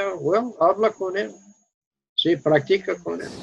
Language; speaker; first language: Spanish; non-native, fluent; English